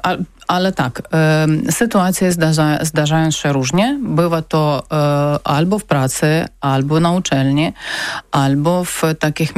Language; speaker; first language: Polish; non-native, learner; Ukrainian